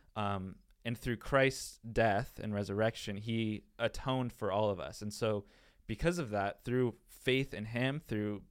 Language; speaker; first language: English; native; English